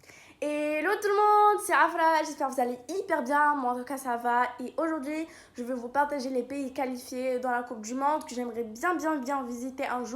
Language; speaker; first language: French; non-native, local second language; Arabic